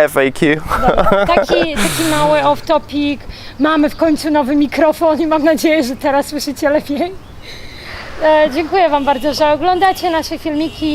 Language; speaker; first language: Polish; native; Polish